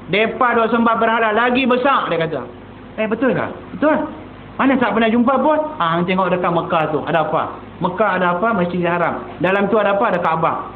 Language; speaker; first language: Malay; non-native, local second language; Tamil